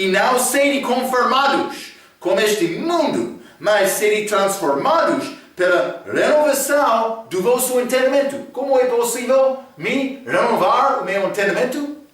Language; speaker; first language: Portuguese; non-native, fluent; English